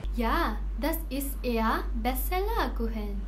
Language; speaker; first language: German; non-native, learner; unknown